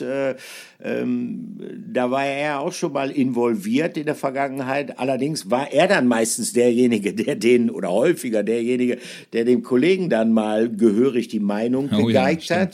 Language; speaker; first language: German; native; German